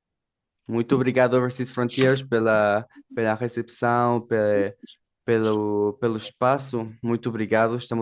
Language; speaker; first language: Portuguese; non-native, fluent; Spanish